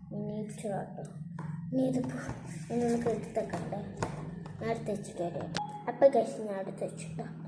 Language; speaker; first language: Malayalam; native; Malayalam